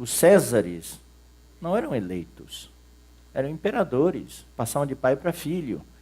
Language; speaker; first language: Portuguese; early bilingual, other home language; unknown